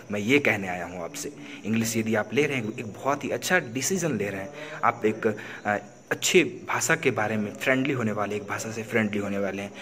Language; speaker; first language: Hindi; native; Hindi